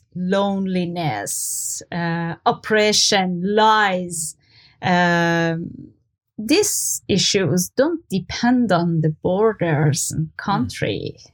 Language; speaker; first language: English; non-native, fluent; Persian